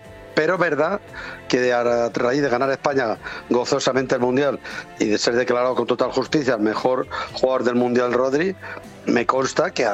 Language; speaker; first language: Spanish; native; Spanish